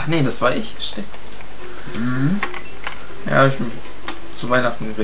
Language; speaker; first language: German; early bilingual, other home language; Turkish